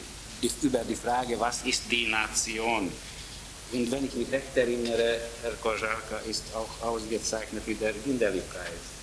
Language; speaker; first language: German; non-native, fluent; Italian